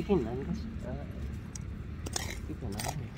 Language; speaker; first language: Korean; non-native, learner; Filipino